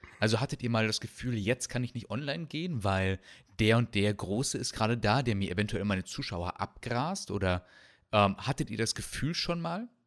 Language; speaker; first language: German; native; German